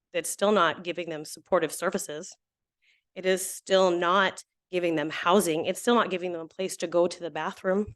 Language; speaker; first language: English; native; English